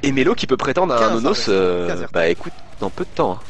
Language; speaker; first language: French; native; French